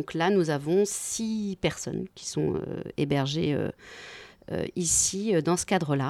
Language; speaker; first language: French; native; French